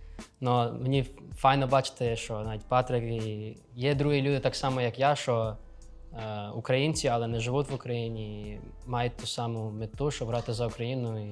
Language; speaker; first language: Ukrainian; early bilingual, other home language; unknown